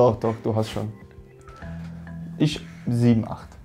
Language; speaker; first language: German; native; German